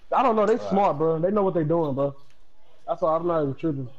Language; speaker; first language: English; native; English